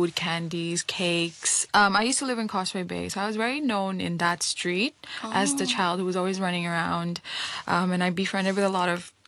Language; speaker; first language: English; non-native, local second language; Nepali